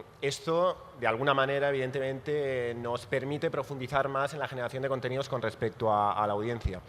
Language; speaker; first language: Spanish; native; Spanish